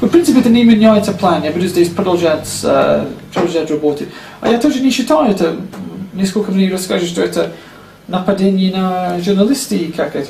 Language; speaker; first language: Russian; non-native, learner; English